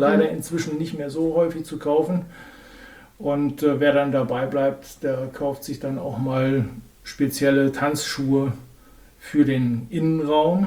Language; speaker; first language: German; native; German